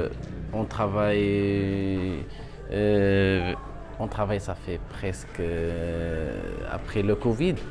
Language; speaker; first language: French; non-native, local second language; Arabic